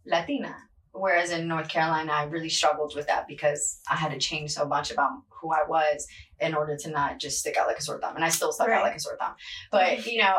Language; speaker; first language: English; early bilingual, other home language; Spanish